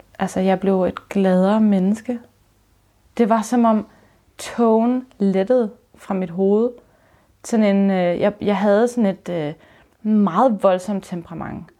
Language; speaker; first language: Danish; early bilingual, other home language; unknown